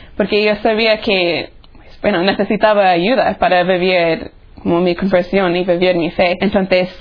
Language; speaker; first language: Spanish; non-native, fluent; English